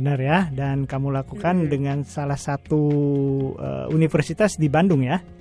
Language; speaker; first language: Indonesian; native; Indonesian